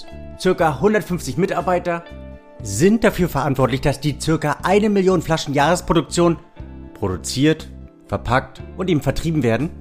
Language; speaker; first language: German; native; German